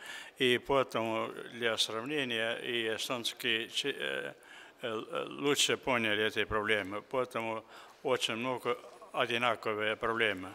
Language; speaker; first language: Russian; non-native, local second language; Estonian